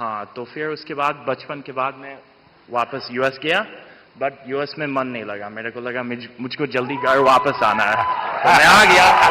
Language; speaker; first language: Hindi; non-native, fluent; English